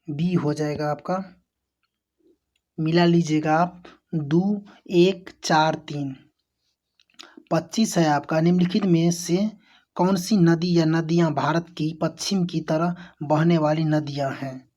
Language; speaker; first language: Hindi; native; Hindi